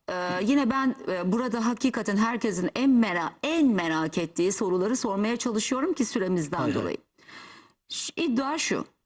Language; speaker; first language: Turkish; native; Turkish